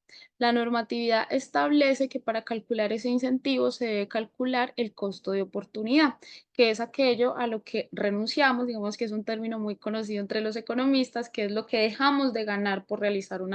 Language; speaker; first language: Spanish; native; Spanish